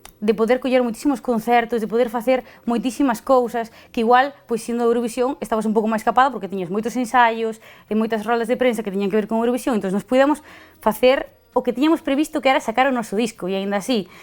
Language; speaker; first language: Galician; native; Galician